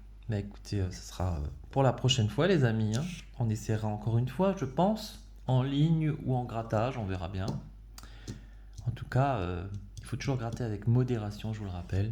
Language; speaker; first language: French; native; French